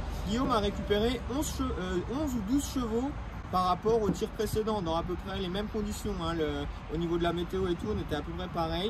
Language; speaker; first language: French; native; French